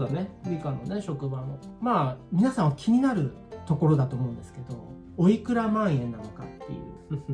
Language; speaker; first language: Japanese; native; Japanese